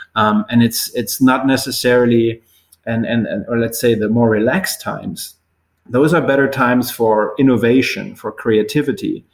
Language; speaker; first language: English; non-native, fluent; German